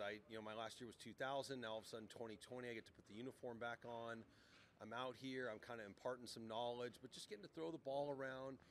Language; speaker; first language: English; native; English